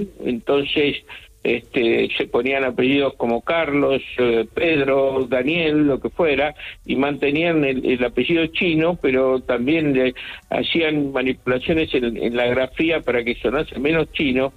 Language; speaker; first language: Spanish; native; Spanish